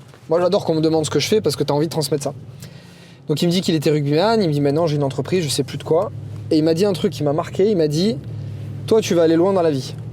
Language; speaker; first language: French; native; French